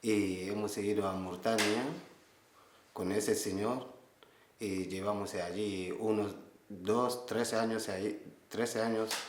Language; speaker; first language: Spanish; non-native, learner; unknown